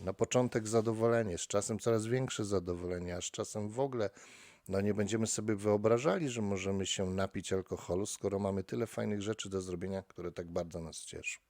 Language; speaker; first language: Polish; native; Polish